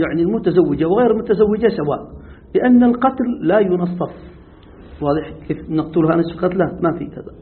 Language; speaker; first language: Arabic; native; Arabic